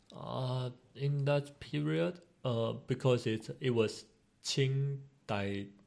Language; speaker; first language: English; non-native, learner; Chinese